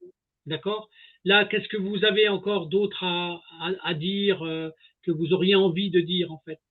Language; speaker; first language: French; native; French